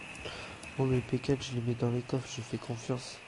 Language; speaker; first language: French; native; French